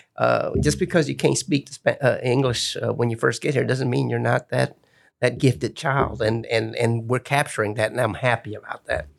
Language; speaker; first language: English; early bilingual, other home language; Spanish